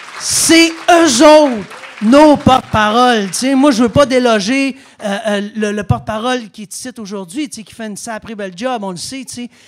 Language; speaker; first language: French; native; French